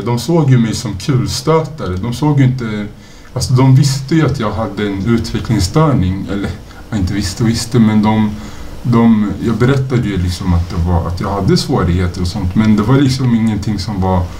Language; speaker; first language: Swedish; native; Swedish